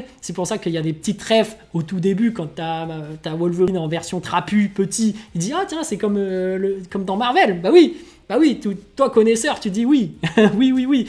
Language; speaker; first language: French; native; French